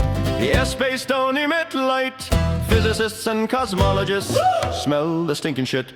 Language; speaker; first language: English; non-native, fluent; Finnish